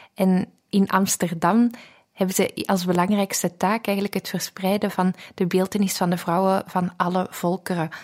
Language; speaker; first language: Dutch; native; Dutch